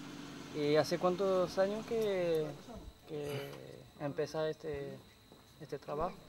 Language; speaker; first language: Spanish; non-native, fluent; French